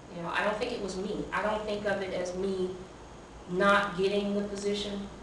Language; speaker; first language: English; native; English